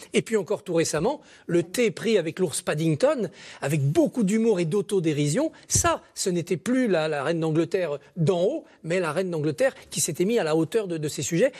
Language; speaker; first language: French; native; French